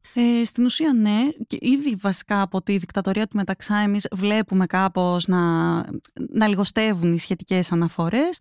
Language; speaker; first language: Greek; native; Greek